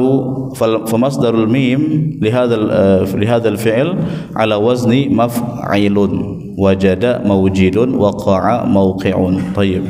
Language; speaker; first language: Arabic; non-native, fluent; Indonesian